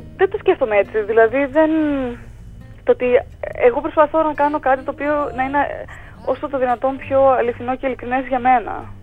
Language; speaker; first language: Greek; early bilingual, heritage; Greek